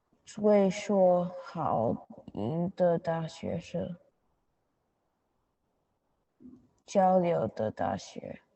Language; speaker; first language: Chinese; non-native, learner; English